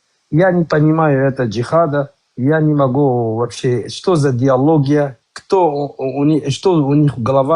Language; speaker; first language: Russian; non-native, learner; Kurdish